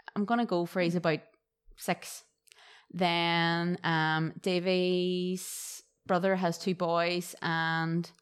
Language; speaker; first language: English; native; English